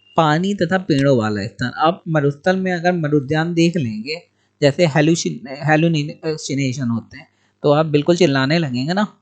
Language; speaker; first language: Hindi; native; Hindi